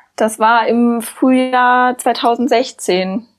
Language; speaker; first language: German; native; German